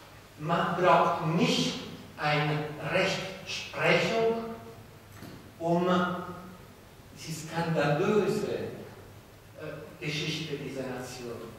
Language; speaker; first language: German; non-native, fluent; Italian